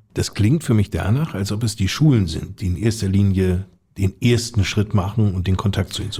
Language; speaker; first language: German; native; German